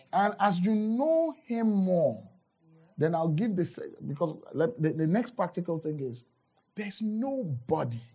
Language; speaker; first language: English; non-native, local second language; Yoruba